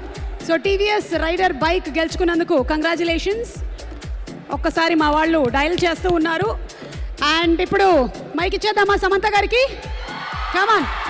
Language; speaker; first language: Telugu; native; Telugu